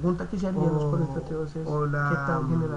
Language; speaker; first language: Spanish; native; Spanish